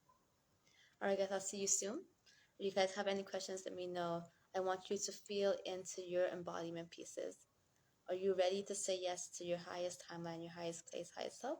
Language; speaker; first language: English; native; English